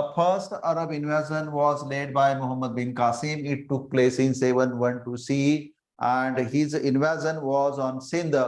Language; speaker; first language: English; non-native, local second language; Marathi